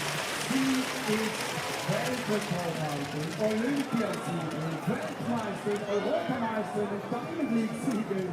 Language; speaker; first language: German; native; German